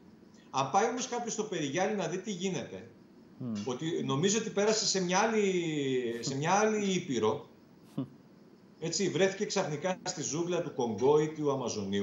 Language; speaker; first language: Greek; native; Greek